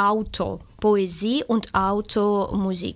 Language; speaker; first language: German; non-native, learner; Ukrainian